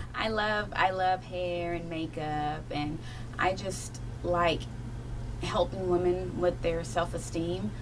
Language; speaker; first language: English; native; English